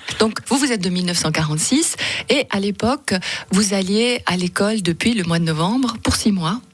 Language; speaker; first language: French; native; French